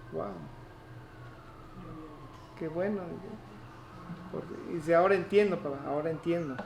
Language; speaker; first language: Spanish; native; Spanish